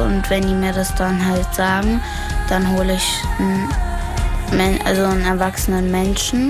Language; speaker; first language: German; native; German